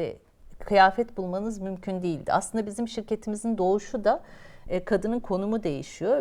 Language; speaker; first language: Turkish; native; Turkish